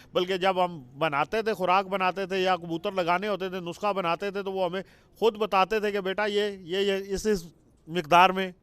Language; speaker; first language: Urdu; non-native, local second language; Punjabi